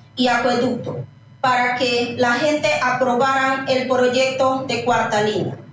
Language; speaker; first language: Spanish; non-native, local second language; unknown